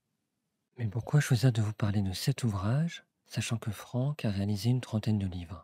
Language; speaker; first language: French; native; French